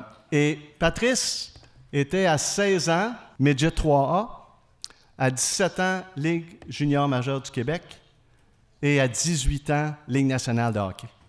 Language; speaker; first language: French; native; French